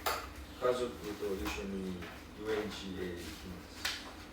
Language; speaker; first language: Japanese; non-native, learner; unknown